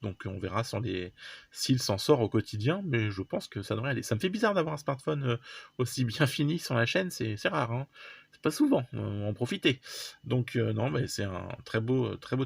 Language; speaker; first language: French; native; French